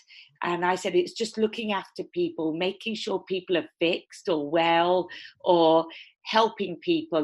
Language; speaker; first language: English; native; English